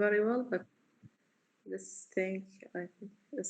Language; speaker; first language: English; non-native, learner; Arabic